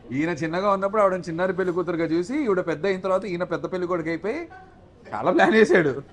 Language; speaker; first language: Telugu; native; Telugu